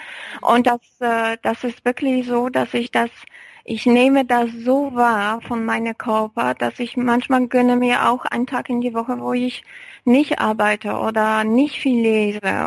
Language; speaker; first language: German; non-native, fluent; Polish